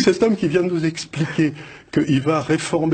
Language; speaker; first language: French; native; French